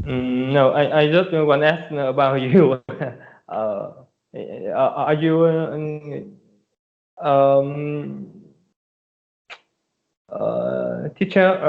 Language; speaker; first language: English; non-native, learner; Vietnamese